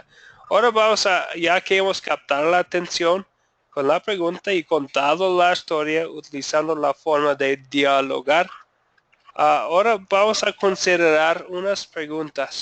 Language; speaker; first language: Spanish; non-native, fluent; English